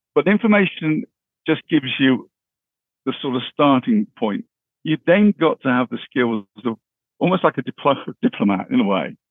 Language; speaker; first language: English; native; English